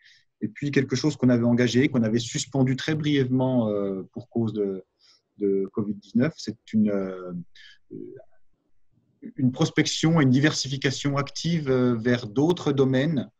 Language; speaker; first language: French; native; French